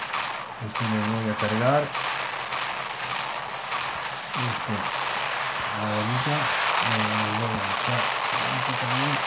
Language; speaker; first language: Spanish; non-native, learner; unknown